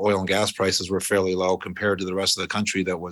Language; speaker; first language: English; native; English